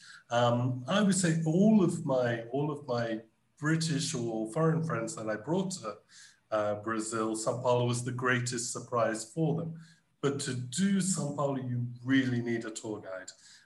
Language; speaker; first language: English; native; English